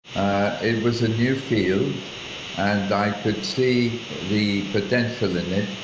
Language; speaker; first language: English; early bilingual, other home language; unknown